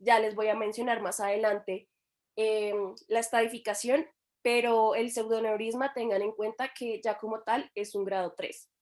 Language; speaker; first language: Spanish; native; Spanish